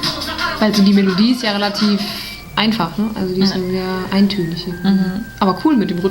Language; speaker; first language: German; native; German